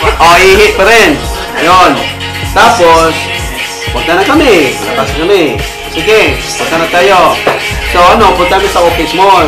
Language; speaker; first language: Filipino; non-native, local second language; Cebuano